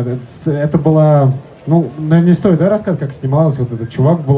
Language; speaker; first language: Russian; native; Russian